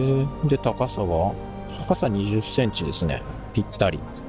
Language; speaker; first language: Japanese; native; Japanese